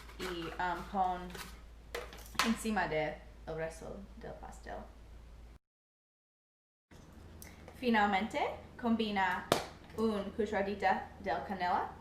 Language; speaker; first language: Spanish; non-native, learner; English